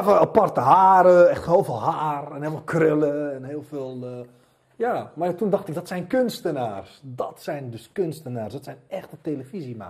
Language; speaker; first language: Dutch; early bilingual, other home language; Arabic